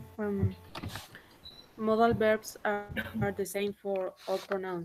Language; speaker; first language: English; non-native, learner; Spanish